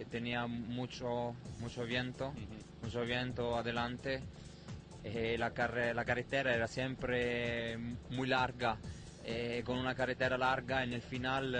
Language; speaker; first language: Spanish; non-native, fluent; Italian